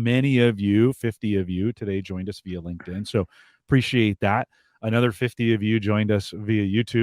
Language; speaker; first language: English; native; English